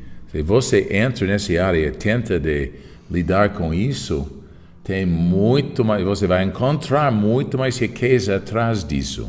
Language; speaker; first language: Portuguese; non-native, fluent; English